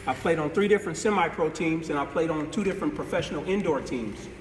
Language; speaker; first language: English; native; English